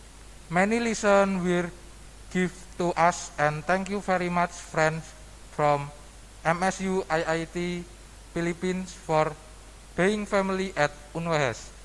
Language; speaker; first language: English; non-native, learner; Indonesian